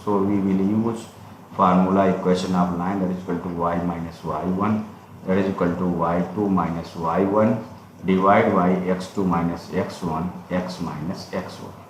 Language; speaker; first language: English; non-native, local second language; Hindi